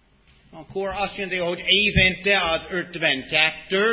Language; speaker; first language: Hungarian; non-native, fluent; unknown